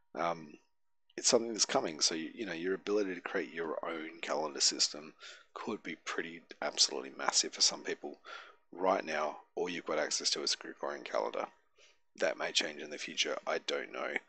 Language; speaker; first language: English; native; English